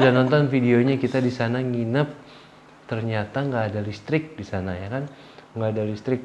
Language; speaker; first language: Indonesian; native; Indonesian